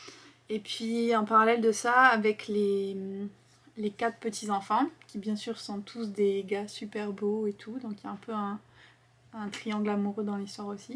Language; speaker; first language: French; native; French